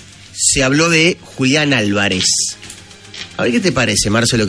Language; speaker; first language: Spanish; native; Spanish